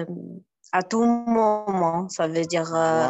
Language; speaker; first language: French; non-native, learner; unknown